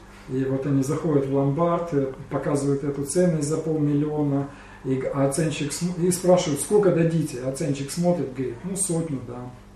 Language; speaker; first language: Russian; native; Russian